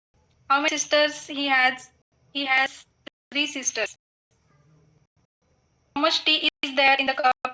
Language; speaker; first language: English; non-native, learner; Marathi